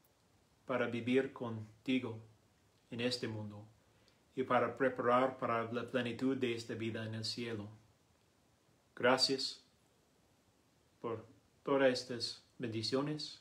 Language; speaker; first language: Spanish; non-native, learner; English